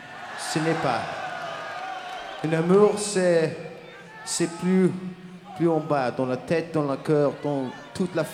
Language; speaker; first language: French; non-native, learner; English